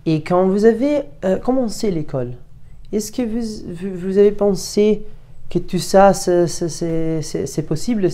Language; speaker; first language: French; non-native, learner; Italian